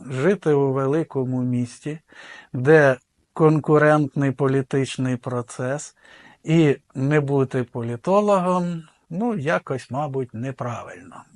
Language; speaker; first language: Ukrainian; native; Ukrainian